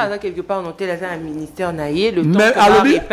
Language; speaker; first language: French; non-native, local second language; Lingala